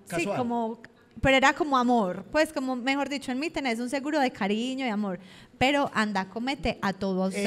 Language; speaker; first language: Spanish; native; Spanish